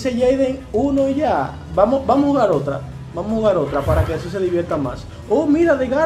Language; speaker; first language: Spanish; native; Spanish